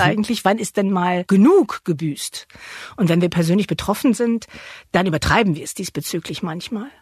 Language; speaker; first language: German; native; German